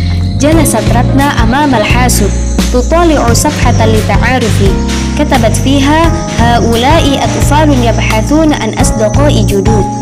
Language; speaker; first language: Arabic; non-native, learner; Indonesian